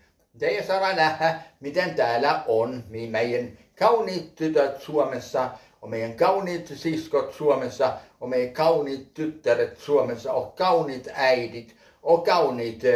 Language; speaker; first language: Finnish; early bilingual, heritage; Finnish